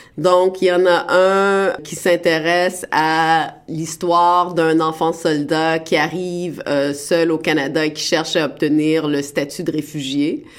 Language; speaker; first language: French; native; French